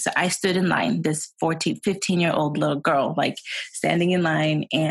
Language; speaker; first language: English; non-native, fluent; Swedish